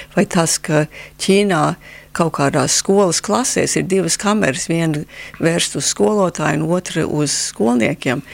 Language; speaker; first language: Latvian; early bilingual, heritage; Latvian